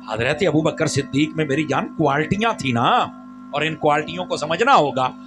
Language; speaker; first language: Urdu; non-native, local second language; Punjabi